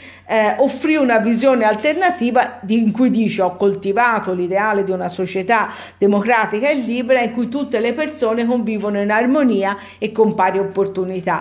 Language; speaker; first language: Italian; native; Italian